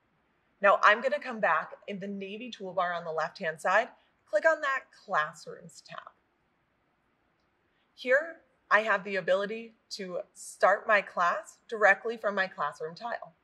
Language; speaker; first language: English; native; English